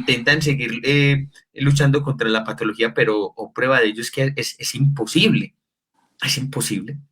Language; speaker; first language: Spanish; native; Spanish